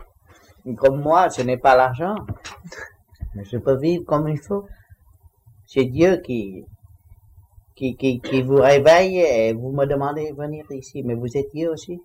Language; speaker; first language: French; non-native, learner; Vietnamese